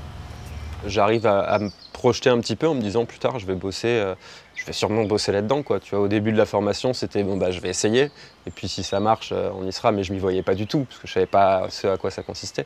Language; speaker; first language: French; native; French